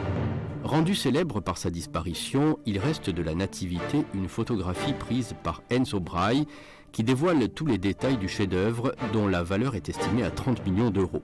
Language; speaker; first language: French; native; French